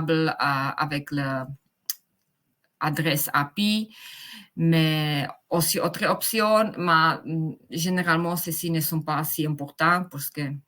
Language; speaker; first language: French; non-native, fluent; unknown